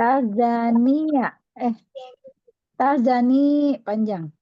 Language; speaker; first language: Arabic; non-native, learner; Indonesian